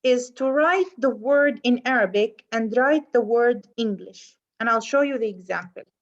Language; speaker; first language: English; non-native, fluent; Arabic